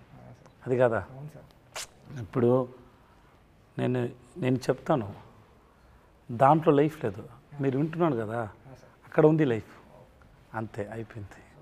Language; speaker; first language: Telugu; non-native, learner; Tamil